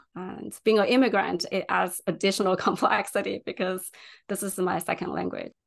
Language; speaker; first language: English; non-native, fluent; Chinese